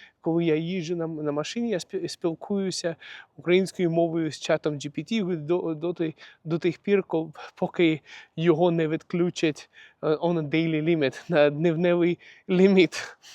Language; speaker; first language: Ukrainian; non-native, local second language; Russian